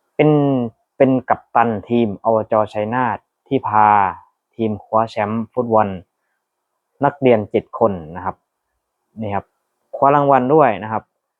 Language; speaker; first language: Thai; native; Thai